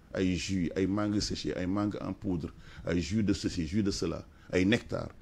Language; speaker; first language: French; non-native, local second language; Wolof